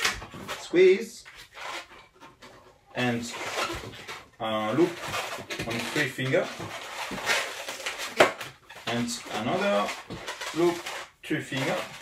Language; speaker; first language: English; non-native, learner; Italian